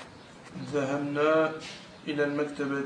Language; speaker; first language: Arabic; non-native, learner; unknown